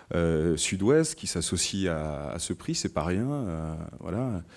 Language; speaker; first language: French; native; French